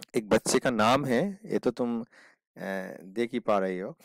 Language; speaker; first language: Hindi; non-native, local second language; Bangla